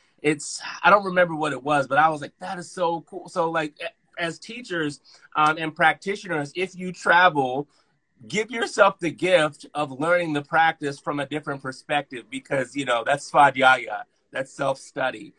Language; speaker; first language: English; native; English